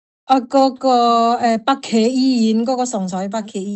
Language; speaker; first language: Chinese; non-native, learner; Indonesian